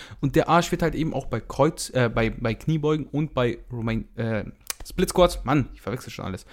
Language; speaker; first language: German; early bilingual, other home language; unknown